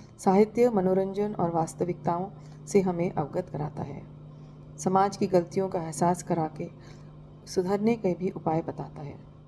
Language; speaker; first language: Hindi; native; Hindi